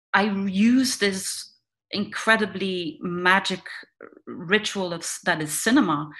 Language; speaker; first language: English; non-native, fluent; Dutch